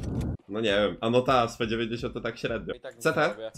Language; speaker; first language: Polish; native; Polish